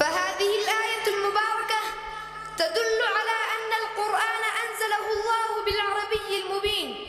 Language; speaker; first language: Arabic; non-native, learner; Pashto